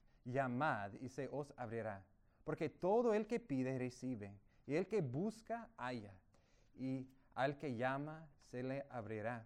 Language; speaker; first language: Spanish; non-native, fluent; English